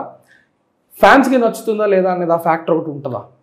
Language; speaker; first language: Telugu; native; Telugu